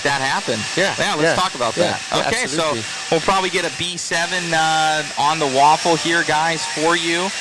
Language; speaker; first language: English; native; English